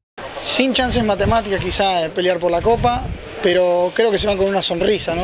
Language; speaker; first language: Spanish; native; Spanish